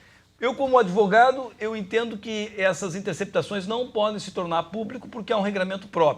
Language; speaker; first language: Portuguese; native; Portuguese